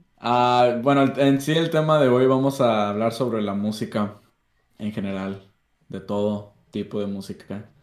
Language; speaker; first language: Spanish; native; Spanish